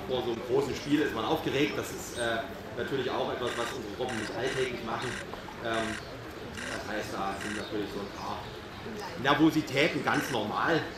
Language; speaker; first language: German; native; German